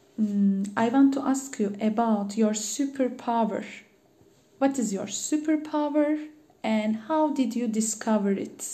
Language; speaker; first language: English; non-native, learner; Turkish